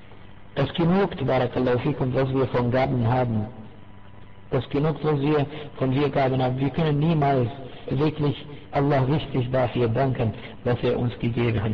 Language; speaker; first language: German; non-native, fluent; Arabic